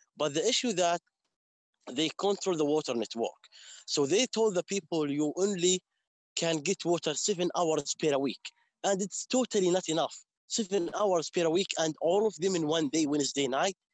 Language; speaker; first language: English; non-native, fluent; Arabic